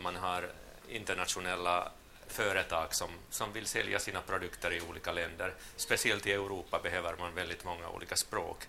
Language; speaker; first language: Swedish; non-native, local second language; Finnish